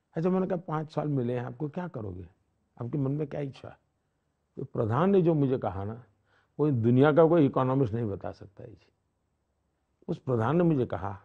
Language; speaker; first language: Hindi; non-native, local second language; Gujarati